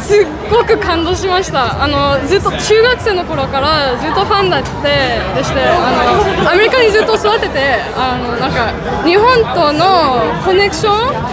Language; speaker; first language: Japanese; early bilingual, heritage; English